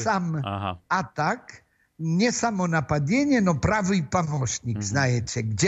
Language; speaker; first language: Russian; non-native, fluent; Polish